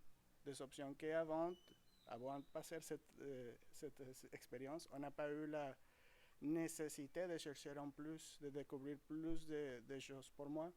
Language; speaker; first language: French; non-native, fluent; Spanish